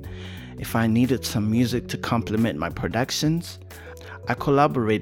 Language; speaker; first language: English; non-native, local second language; Shona